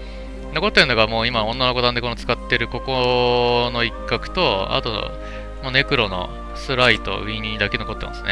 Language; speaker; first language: Japanese; native; Japanese